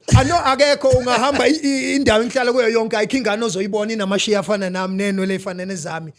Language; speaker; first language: Zulu; native; Zulu